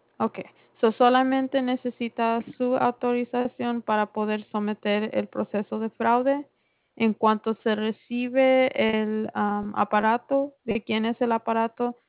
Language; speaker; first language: Spanish; early bilingual, heritage; Spanish